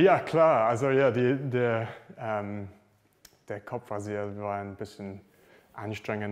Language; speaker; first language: German; non-native, learner; English